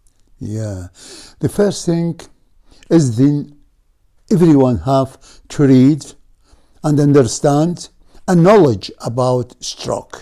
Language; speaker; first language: English; non-native, fluent; Arabic